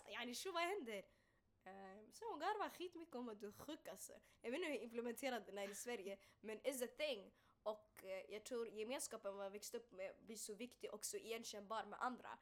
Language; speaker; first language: Swedish; early bilingual, other home language; Tigrinya